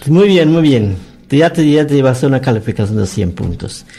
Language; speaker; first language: Spanish; non-native, local second language; Yucateco